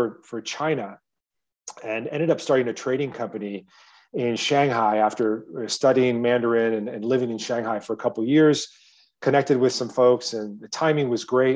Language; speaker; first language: English; native; English